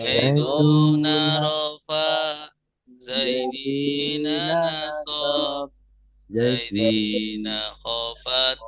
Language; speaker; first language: Arabic; non-native, fluent; Indonesian